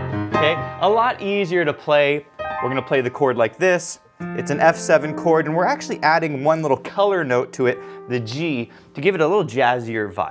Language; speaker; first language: English; native; English